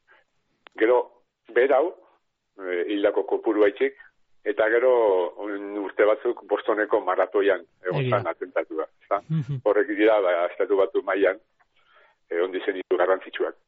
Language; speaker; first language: Basque; native; Basque